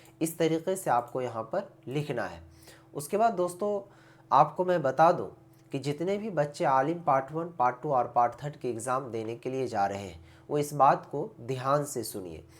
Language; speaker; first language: Urdu; native; Urdu